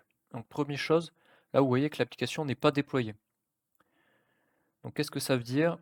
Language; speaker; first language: French; native; French